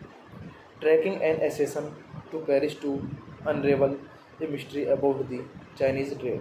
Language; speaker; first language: English; non-native, learner; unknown